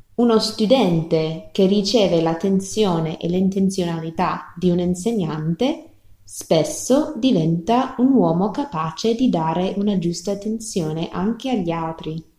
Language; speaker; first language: Italian; non-native, fluent; English